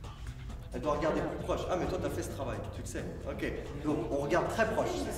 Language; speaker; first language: French; native; French